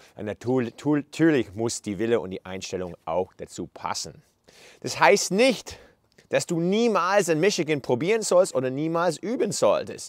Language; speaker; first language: German; non-native, fluent; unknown